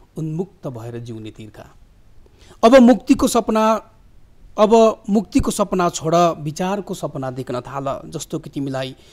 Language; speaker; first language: Nepali; native; Nepali